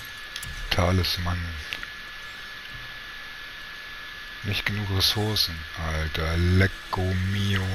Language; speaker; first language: German; native; German